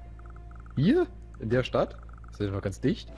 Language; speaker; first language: German; native; German